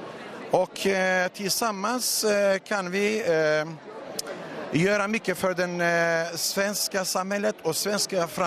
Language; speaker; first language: Swedish; non-native, fluent; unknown